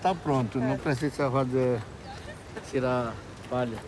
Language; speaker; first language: Portuguese; non-native, local second language; Yanomámi